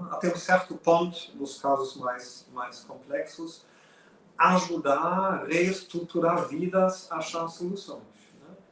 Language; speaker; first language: Portuguese; non-native, fluent; German